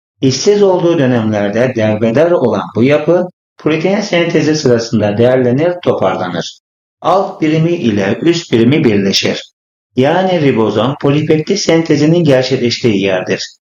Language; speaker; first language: Turkish; native; Turkish